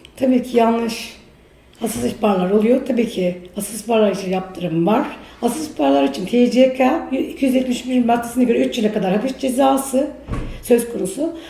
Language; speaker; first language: Turkish; native; Turkish